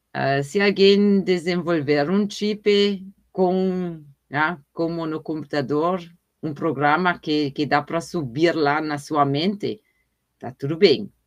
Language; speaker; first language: Portuguese; non-native, fluent; German